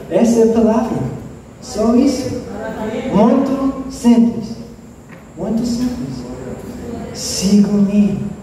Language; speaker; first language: Portuguese; non-native, learner; English